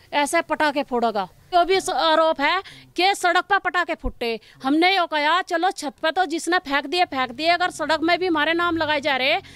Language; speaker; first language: Hindi; native; Hindi